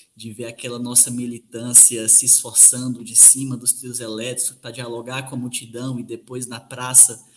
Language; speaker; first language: Portuguese; native; Portuguese